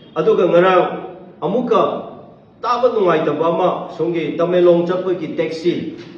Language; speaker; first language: Manipuri; non-native, local second language; Tangkhul Naga (India)